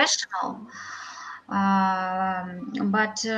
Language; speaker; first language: English; non-native, learner; Russian